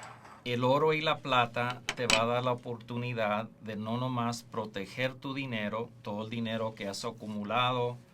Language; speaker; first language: Spanish; early bilingual, heritage; Spanish